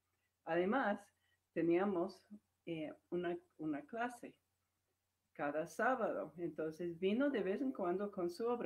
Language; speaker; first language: Spanish; non-native, fluent; English